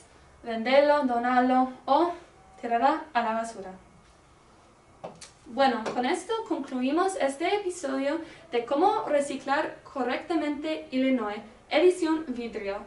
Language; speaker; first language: Spanish; non-native, learner; English